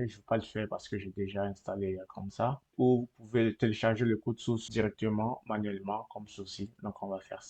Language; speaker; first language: French; native; French